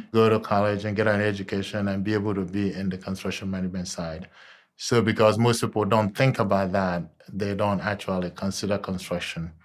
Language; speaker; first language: English; non-native, local second language; Igbo